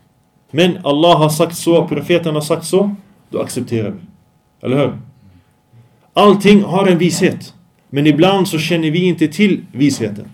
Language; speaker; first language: Swedish; early bilingual, other home language; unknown